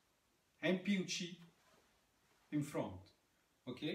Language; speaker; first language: English; non-native, learner; French